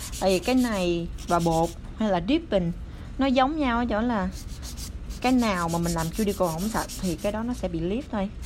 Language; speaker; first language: Vietnamese; early bilingual, other home language; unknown